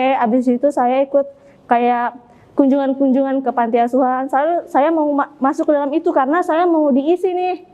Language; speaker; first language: Indonesian; native; Indonesian